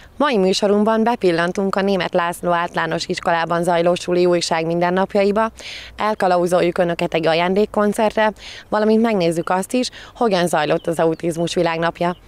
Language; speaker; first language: Hungarian; native; Hungarian